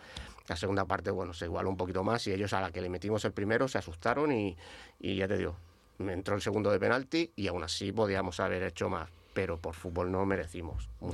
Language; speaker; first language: Spanish; native; Spanish